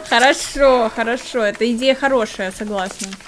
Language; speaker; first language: Russian; native; Russian